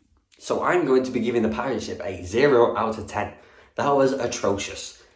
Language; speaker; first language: English; native; English